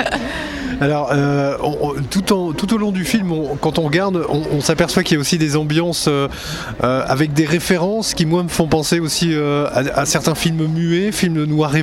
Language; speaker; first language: French; native; French